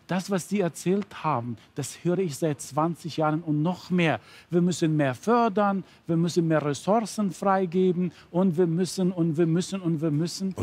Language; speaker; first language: German; non-native, fluent; Arabic